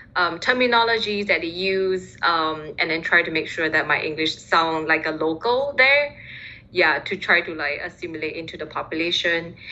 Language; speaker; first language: English; early bilingual, other home language; Chinese